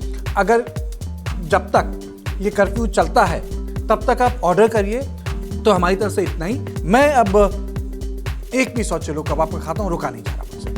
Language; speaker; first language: Hindi; native; Hindi